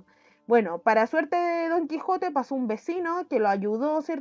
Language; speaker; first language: Spanish; native; Spanish